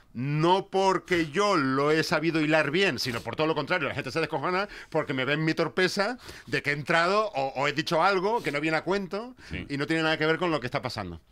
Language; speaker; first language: Spanish; native; Spanish